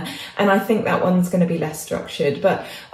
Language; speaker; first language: English; native; English